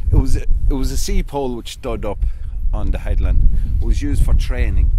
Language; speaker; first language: English; native; English